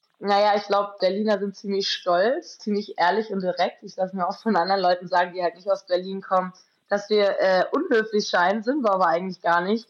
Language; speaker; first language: German; native; German